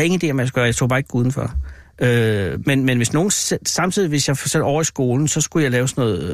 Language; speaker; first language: Danish; native; Danish